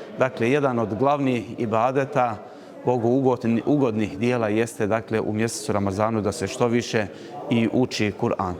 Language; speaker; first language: Bosnian; non-native, fluent; Albanian